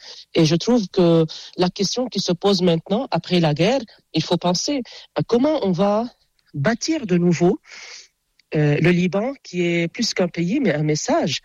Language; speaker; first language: French; non-native, local second language; Arabic